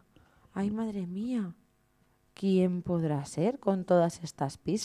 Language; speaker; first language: Spanish; native; Spanish